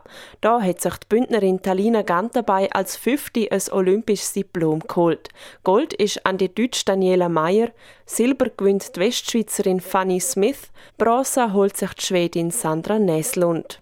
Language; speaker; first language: German; native; German